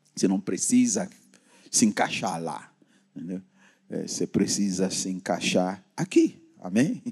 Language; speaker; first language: Portuguese; non-native, fluent; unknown